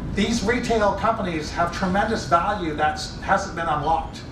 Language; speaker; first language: English; native; English